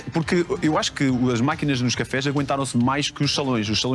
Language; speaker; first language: Portuguese; native; Portuguese